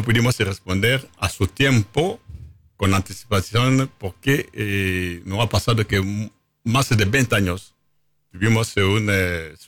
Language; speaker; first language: Spanish; non-native, fluent; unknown